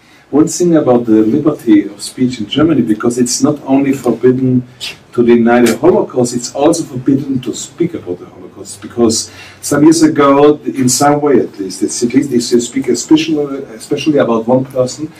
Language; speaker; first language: English; non-native, fluent; German